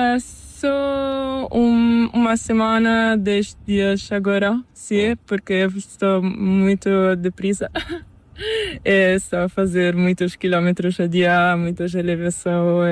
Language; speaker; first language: Spanish; non-native, learner; Portuguese